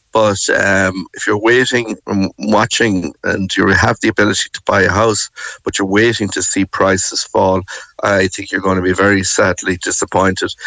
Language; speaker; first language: English; native; English